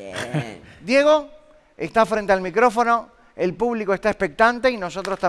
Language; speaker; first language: Spanish; native; Spanish